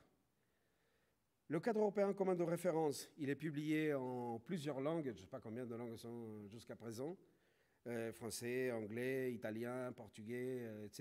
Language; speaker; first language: French; non-native, fluent; Spanish